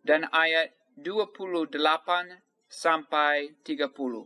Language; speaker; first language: Indonesian; non-native, fluent; English